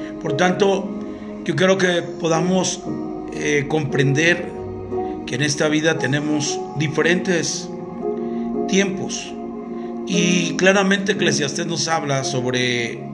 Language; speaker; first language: Spanish; native; Spanish